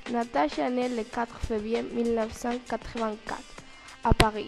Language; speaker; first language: French; non-native, learner; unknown